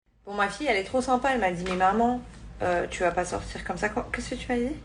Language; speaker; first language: French; native; French